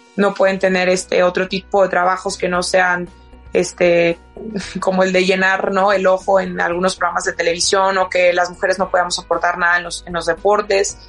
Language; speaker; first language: Spanish; native; Spanish